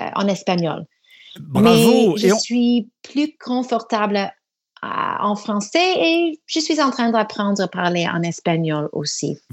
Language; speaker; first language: French; non-native, learner; English